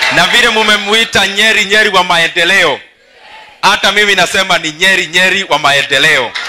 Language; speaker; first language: Swahili; non-native, local second language; Kikuyu